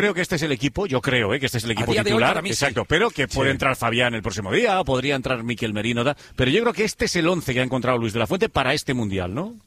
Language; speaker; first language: Spanish; native; Spanish